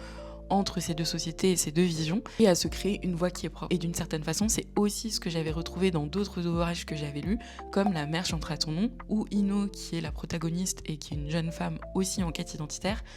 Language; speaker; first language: French; native; French